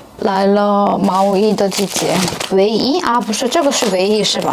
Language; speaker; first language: Chinese; non-native, learner; Korean